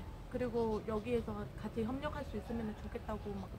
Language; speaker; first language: Korean; non-native, fluent; Vietnamese